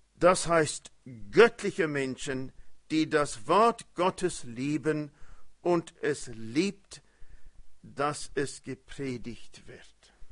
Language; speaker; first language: German; early bilingual, heritage; German